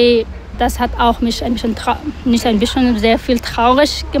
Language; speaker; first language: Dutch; non-native, learner; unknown